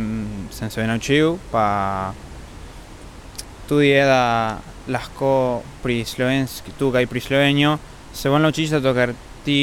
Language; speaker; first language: Slovenian; early bilingual, heritage; Spanish